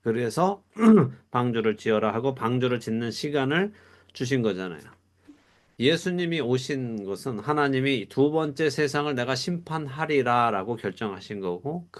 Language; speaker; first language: Korean; native; Korean